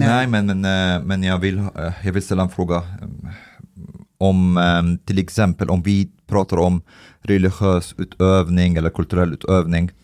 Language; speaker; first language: Swedish; early bilingual, other home language; Persian